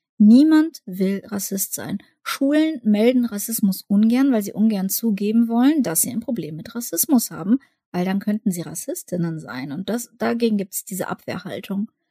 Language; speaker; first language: German; early bilingual, other home language; Russian